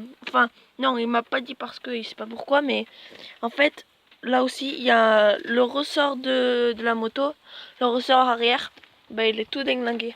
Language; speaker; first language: French; native; French